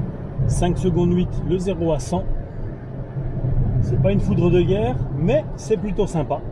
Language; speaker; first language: French; native; French